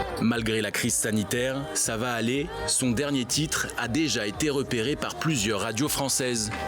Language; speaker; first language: French; native; French